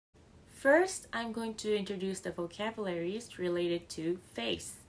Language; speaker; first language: English; non-native, fluent; Japanese